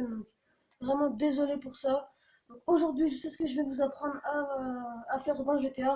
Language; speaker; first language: French; native; French